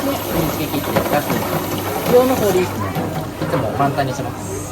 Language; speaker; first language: Japanese; native; Japanese